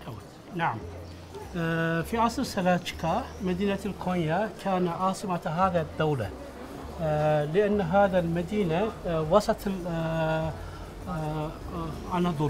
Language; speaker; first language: Arabic; non-native, fluent; Turkish